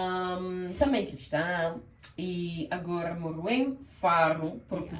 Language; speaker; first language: Portuguese; early bilingual, heritage; Portuguese